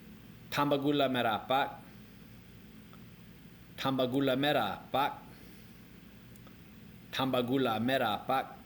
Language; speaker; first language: Indonesian; non-native, fluent; English